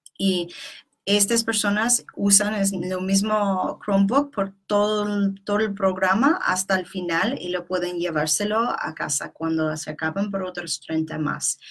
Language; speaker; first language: Spanish; non-native, fluent; English